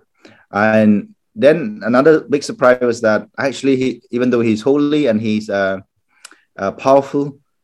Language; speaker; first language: English; non-native, fluent; Khmer